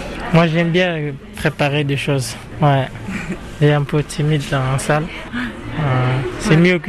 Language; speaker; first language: French; non-native, learner; Pashto